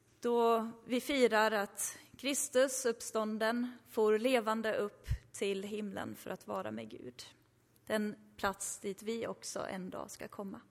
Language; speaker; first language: Swedish; early bilingual, other home language; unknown